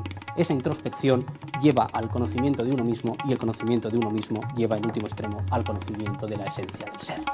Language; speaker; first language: Spanish; native; Spanish